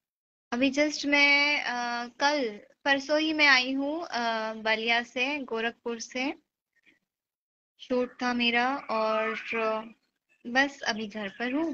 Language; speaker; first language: Hindi; native; Hindi